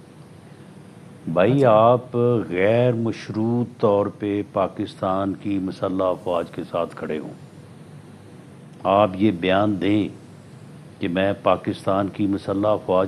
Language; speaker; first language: Urdu; non-native, local second language; Punjabi